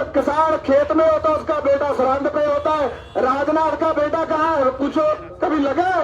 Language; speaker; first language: Hindi; native; Hindi